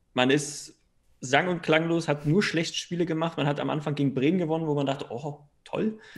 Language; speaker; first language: German; native; German